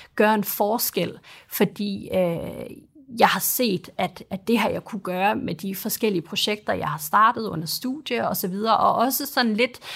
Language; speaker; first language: Danish; native; Danish